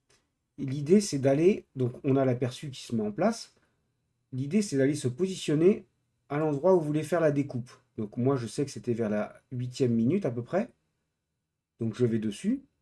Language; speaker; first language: French; native; French